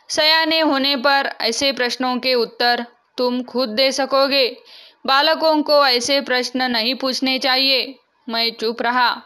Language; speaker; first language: Hindi; non-native, local second language; Marathi